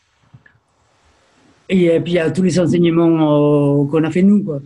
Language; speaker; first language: French; native; French